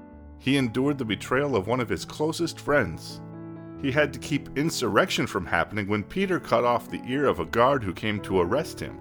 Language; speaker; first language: English; native; English